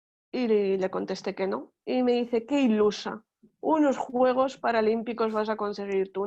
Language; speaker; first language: Spanish; native; Spanish